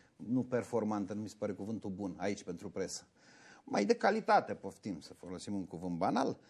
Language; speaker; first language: Romanian; native; Romanian